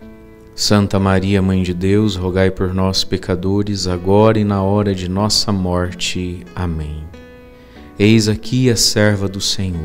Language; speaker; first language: Portuguese; native; Portuguese